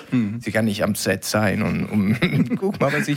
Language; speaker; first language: German; non-native, learner; Italian